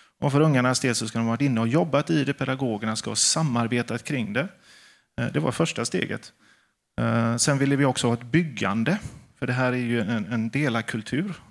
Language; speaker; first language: Swedish; native; Swedish